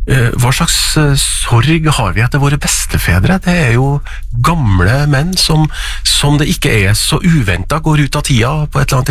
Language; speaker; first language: Norwegian; native; Norwegian